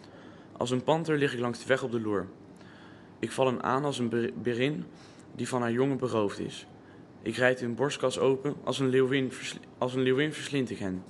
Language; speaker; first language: Dutch; native; Dutch